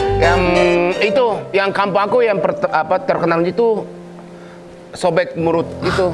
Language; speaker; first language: Indonesian; non-native, fluent; Japanese